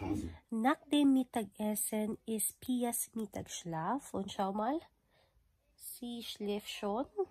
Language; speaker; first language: German; non-native, learner; Filipino